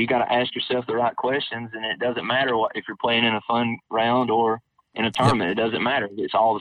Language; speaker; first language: English; native; English